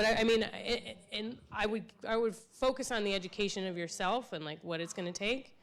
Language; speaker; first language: English; native; English